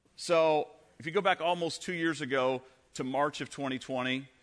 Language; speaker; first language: English; native; English